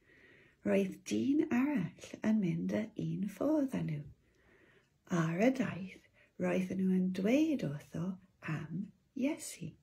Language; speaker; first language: Welsh; non-native, local second language; English